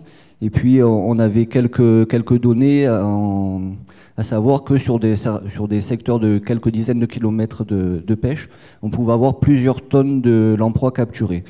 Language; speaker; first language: French; native; French